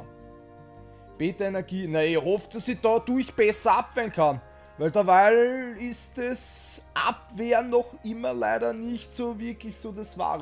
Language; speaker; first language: German; native; German